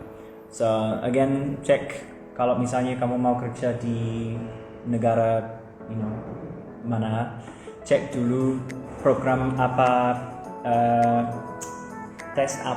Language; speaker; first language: Indonesian; non-native, fluent; English